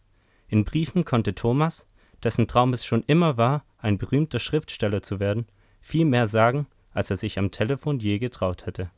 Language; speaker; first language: German; native; German